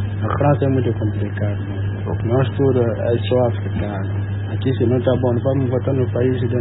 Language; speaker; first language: Portuguese; non-native, learner; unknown